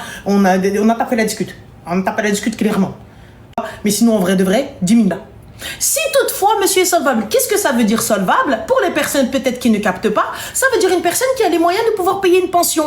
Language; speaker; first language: French; native; French